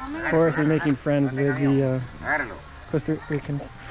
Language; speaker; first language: English; native; English